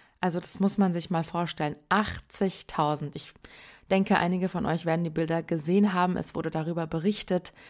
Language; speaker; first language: German; early bilingual, other home language; Persian